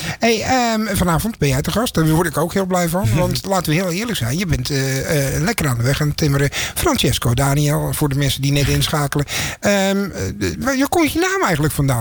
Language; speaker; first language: Dutch; native; Dutch